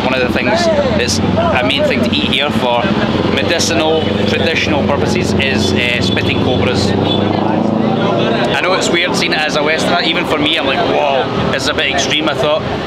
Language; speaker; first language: English; native; English